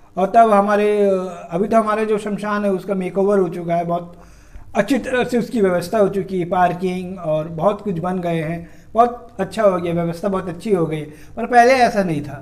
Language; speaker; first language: Hindi; non-native, local second language; Bangla